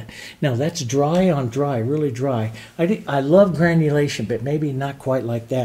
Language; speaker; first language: English; native; English